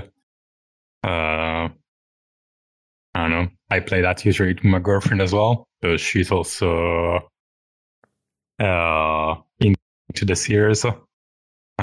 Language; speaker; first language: English; non-native, fluent; Italian